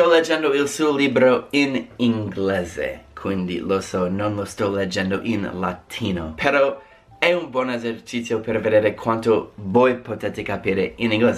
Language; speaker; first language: Italian; non-native, fluent; English